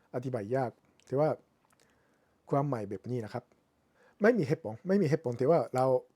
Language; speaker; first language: Thai; non-native, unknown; Japanese